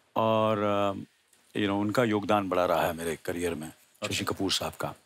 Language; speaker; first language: Hindi; native; Hindi